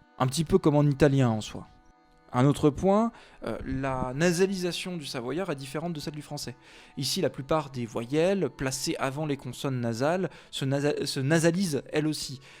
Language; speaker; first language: French; native; French